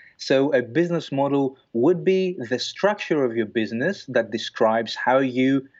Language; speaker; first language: English; non-native, fluent; Greek